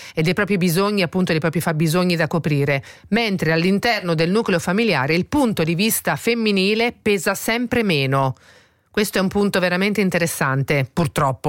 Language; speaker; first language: Italian; native; Italian